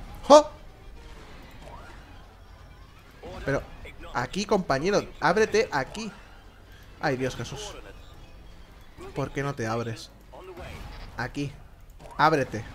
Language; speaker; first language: Spanish; native; Spanish